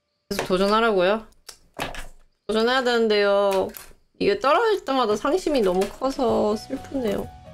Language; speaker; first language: Korean; early bilingual, heritage; Korean